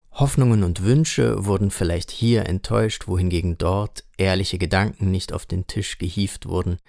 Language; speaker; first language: German; native; German